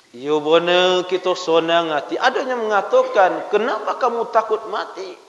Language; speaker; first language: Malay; non-native, local second language; Minangkabau